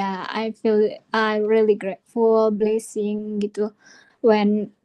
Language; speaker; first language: English; non-native, learner; Indonesian